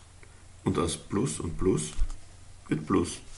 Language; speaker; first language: German; native; German